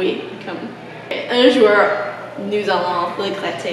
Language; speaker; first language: French; non-native, learner; English